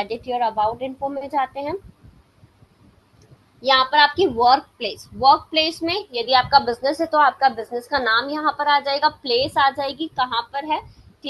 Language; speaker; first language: Hindi; native; Hindi